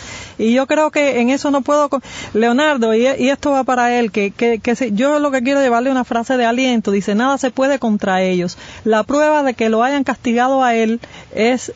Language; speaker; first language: Spanish; native; Spanish